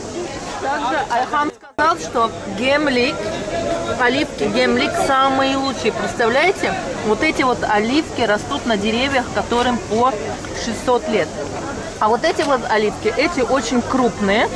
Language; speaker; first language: Russian; native; Russian